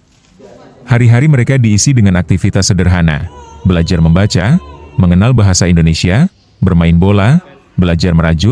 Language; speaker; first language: Indonesian; native; Indonesian